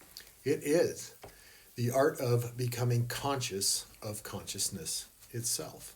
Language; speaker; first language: English; native; English